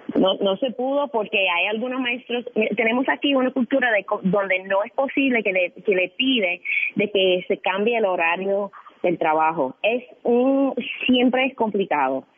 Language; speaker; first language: Spanish; non-native, fluent; English